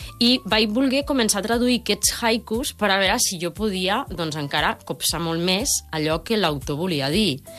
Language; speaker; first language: Catalan; native; Catalan